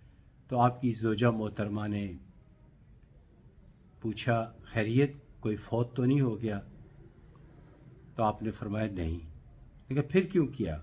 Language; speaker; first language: Urdu; native; Urdu